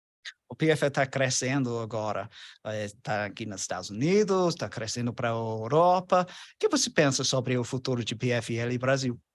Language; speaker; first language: Portuguese; non-native, learner; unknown